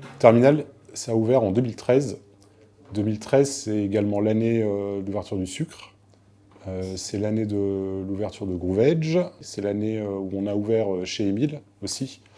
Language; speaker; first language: French; native; French